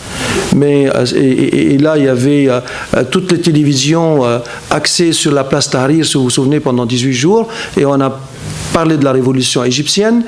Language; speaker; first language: French; non-native, fluent; Arabic